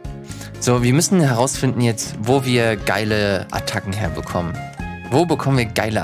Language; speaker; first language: German; native; German